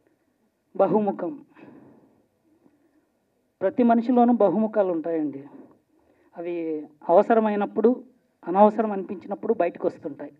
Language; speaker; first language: Telugu; native; Telugu